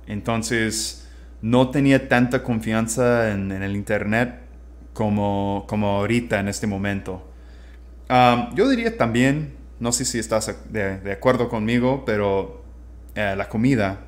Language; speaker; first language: Spanish; non-native, fluent; English